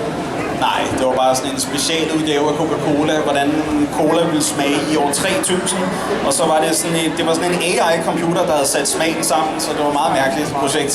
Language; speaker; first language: Danish; native; Danish